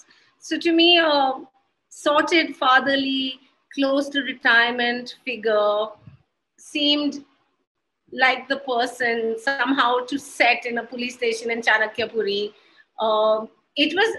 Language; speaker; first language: English; non-native, local second language; Hindi